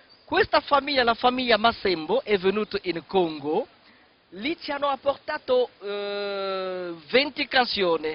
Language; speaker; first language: Italian; non-native, fluent; Kongo